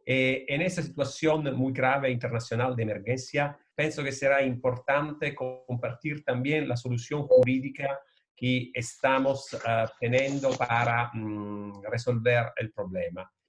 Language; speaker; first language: Spanish; non-native, fluent; Italian